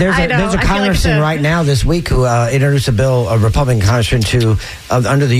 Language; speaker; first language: English; native; English